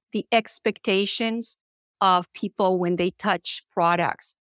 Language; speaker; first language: English; non-native, fluent; Spanish